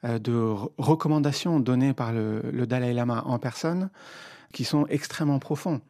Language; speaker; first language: French; native; French